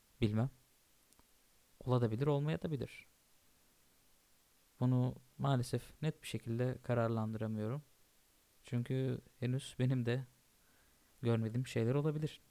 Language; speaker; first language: Turkish; native; Turkish